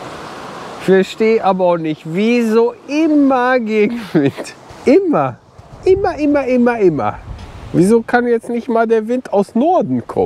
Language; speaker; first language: German; native; German